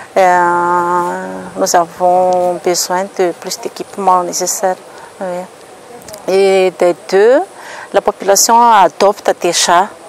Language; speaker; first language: French; non-native, local second language; Malagasy